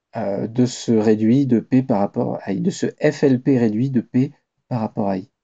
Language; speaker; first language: French; native; French